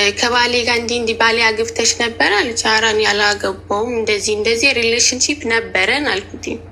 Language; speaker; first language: Amharic; native; Amharic